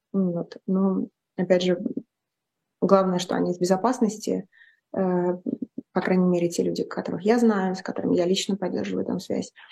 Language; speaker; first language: Russian; native; Russian